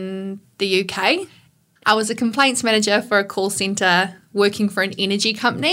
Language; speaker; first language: English; native; English